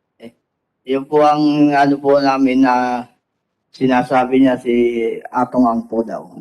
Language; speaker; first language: Filipino; native; Filipino